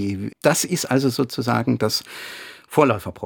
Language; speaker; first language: German; native; German